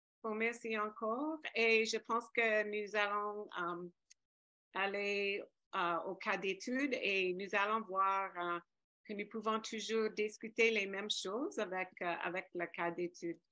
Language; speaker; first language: French; non-native, fluent; English